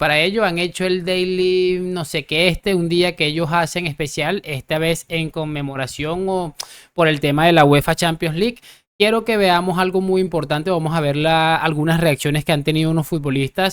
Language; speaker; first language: Spanish; native; Spanish